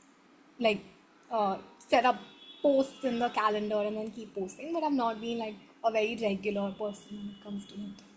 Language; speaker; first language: English; non-native, local second language; Hindi